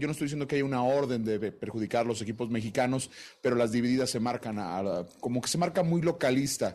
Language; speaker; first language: Spanish; native; Spanish